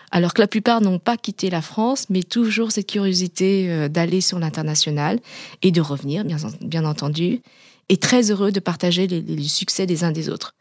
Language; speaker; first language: French; early bilingual, other home language; Vietnamese